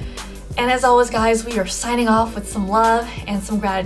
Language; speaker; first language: English; native; English